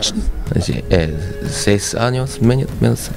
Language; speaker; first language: Spanish; non-native, learner; Japanese